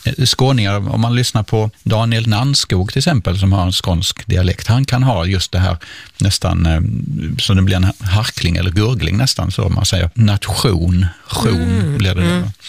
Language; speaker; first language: Swedish; native; Swedish